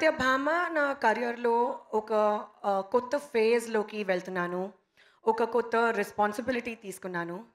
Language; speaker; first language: Telugu; non-native, learner; Hindi